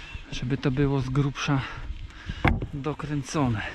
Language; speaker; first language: Polish; native; Polish